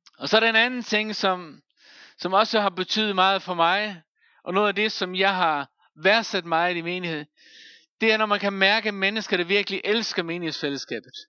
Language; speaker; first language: Danish; non-native, local second language; Faroese